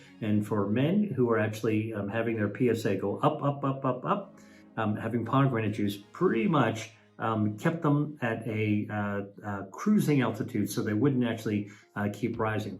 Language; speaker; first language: English; native; English